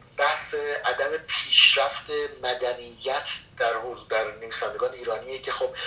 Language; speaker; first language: Persian; non-native, local second language; Kurdish